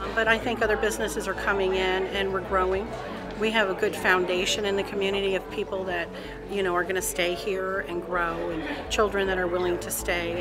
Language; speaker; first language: English; native; English